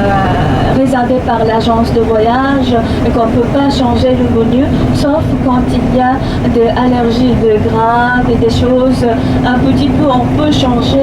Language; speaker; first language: French; non-native, fluent; Japanese